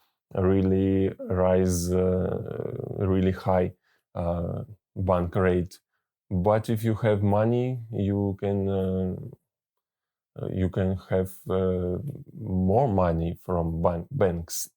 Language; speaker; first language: English; non-native, learner; Russian